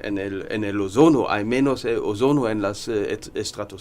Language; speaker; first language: Spanish; non-native, learner; German